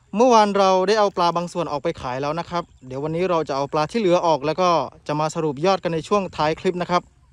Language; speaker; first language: Thai; native; Thai